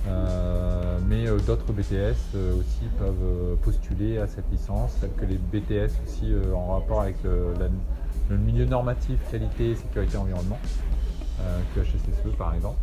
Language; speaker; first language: French; native; French